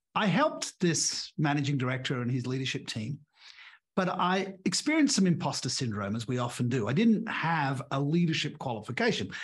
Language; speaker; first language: English; native; English